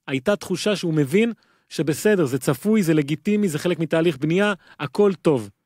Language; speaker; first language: Hebrew; native; Hebrew